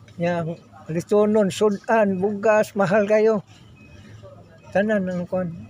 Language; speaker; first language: Cebuano; native; Cebuano